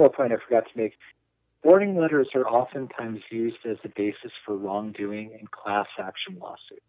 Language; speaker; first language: English; native; English